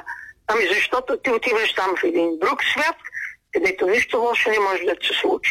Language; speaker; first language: Bulgarian; native; Bulgarian